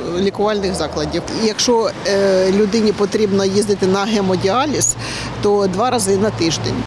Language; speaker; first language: Ukrainian; native; Ukrainian